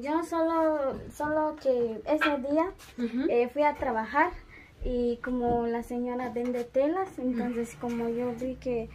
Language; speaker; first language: Spanish; non-native, local second language; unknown